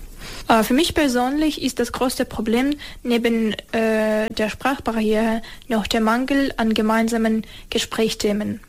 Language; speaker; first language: German; non-native, learner; Ukrainian